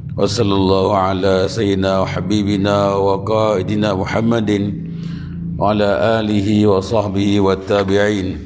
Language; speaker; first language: Malay; native; Malay